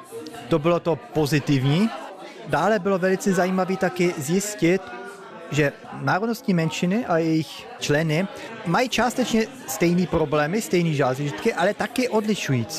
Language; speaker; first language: Czech; early bilingual, heritage; Czech